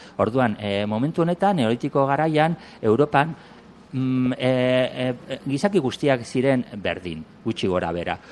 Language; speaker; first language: Basque; non-native, local second language; Spanish